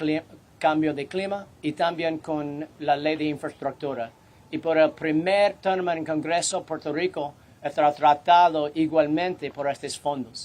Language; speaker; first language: Spanish; non-native, learner; English